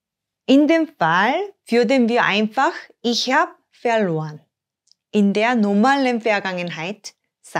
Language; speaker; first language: German; non-native, fluent; Korean